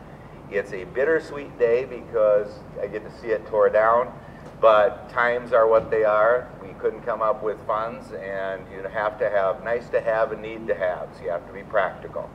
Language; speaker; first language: English; native; English